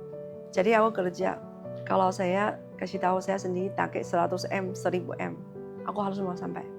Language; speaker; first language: Indonesian; non-native, learner; Chinese